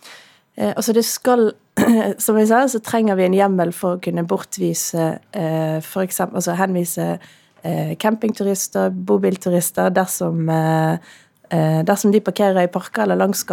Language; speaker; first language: Norwegian; native; Norwegian